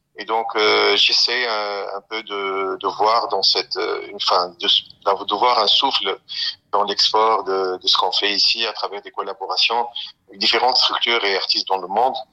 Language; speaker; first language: French; non-native, local second language; Arabic